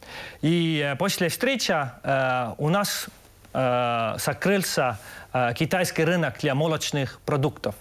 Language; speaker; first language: Russian; non-native, local second language; Estonian